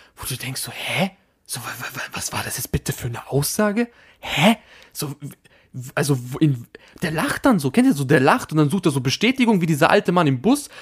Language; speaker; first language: German; early bilingual, other home language; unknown